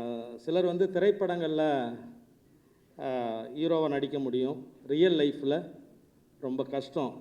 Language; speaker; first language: Tamil; native; Tamil